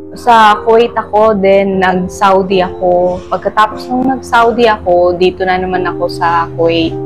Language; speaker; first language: Filipino; non-native, local second language; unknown